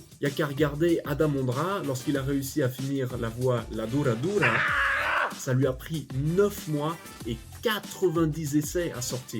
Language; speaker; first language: French; native; French